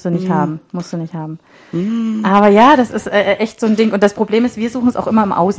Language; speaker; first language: German; native; German